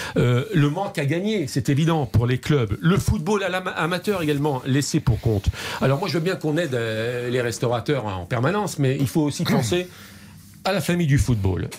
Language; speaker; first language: French; native; French